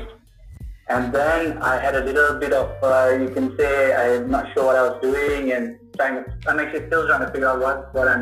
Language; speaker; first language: English; non-native, local second language; Tamil